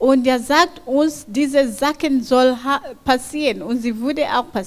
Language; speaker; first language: German; non-native, fluent; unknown